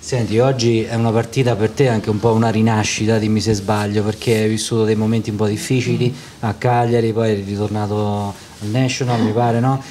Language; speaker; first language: Italian; native; Italian